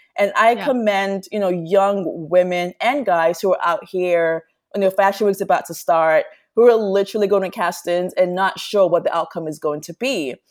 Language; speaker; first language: English; non-native, local second language; Yoruba